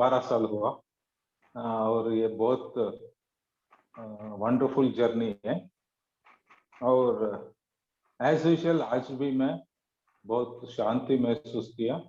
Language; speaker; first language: Hindi; non-native, local second language; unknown